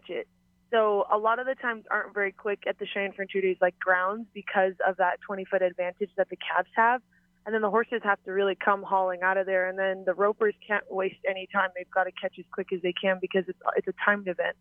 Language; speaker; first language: English; native; English